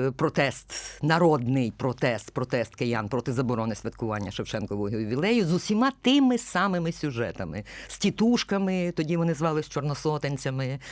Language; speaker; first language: Ukrainian; native; Ukrainian